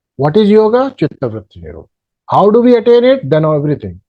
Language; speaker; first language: English; non-native, local second language; Hindi